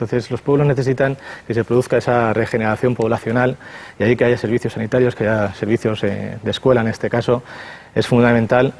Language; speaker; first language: Spanish; native; Spanish